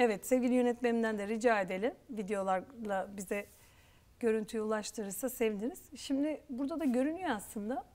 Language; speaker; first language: Turkish; native; Turkish